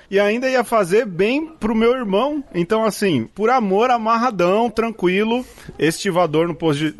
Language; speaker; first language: Portuguese; native; Portuguese